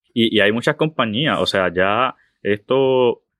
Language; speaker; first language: Spanish; native; Spanish